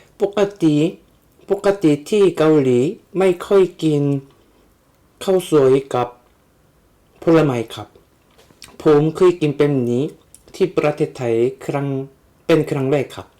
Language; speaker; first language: Thai; non-native, learner; Korean